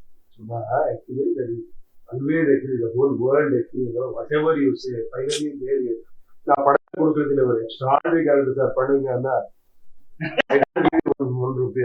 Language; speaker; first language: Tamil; non-native, learner; Kannada